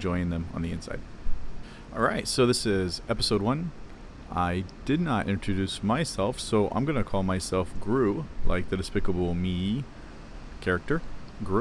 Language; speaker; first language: English; native; English